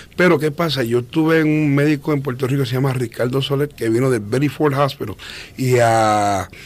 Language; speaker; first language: Spanish; early bilingual, heritage; Spanish